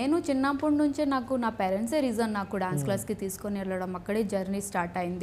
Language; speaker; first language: Telugu; non-native, learner; Odia